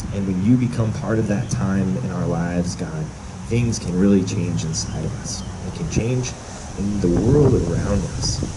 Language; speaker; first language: English; native; English